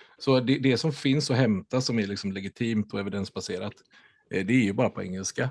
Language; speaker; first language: Swedish; native; Swedish